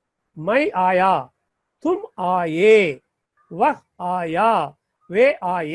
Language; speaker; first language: Hindi; non-native, fluent; Tamil